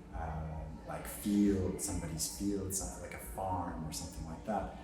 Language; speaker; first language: English; native; English